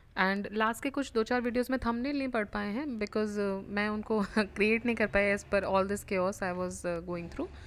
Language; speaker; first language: Hindi; native; Hindi